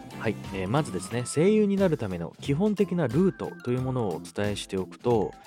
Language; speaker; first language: Japanese; native; Japanese